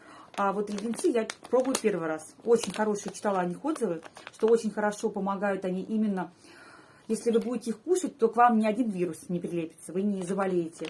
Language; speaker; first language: Russian; native; Russian